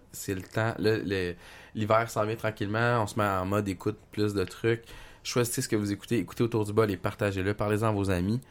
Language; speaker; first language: French; native; French